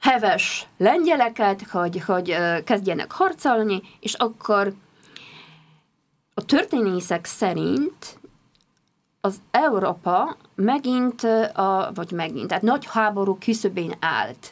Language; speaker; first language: Hungarian; non-native, fluent; Polish